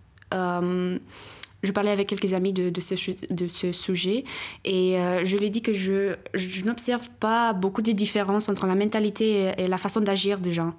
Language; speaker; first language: French; non-native, fluent; Romanian